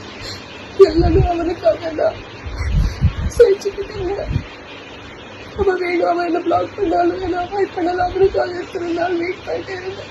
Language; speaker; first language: Tamil; non-native, local second language; Kannada